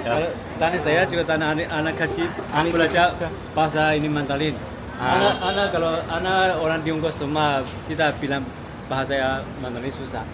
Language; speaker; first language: Indonesian; non-native, learner; Chinese